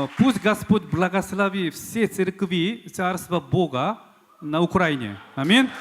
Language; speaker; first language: Russian; non-native, fluent; Korean